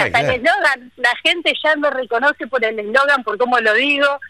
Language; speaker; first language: Spanish; native; Spanish